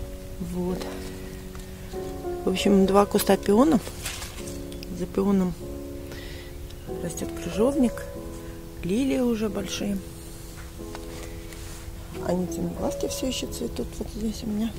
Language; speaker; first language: Russian; native; Russian